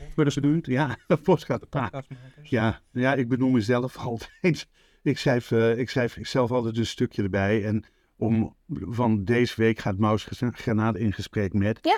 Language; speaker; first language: Dutch; native; Dutch